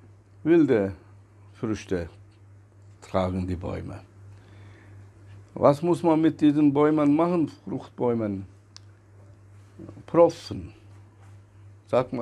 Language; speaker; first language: German; non-native, fluent; Turkish